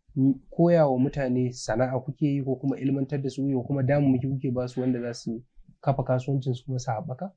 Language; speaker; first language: Hausa; native; Hausa